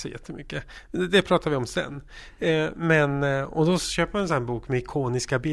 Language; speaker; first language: Swedish; native; Swedish